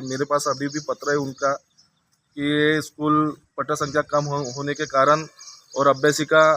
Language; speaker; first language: Hindi; non-native, local second language; Marathi